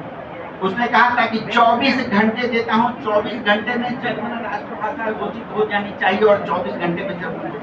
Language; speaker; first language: Hindi; native; Hindi